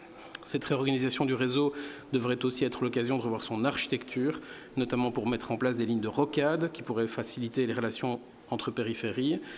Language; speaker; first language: French; native; French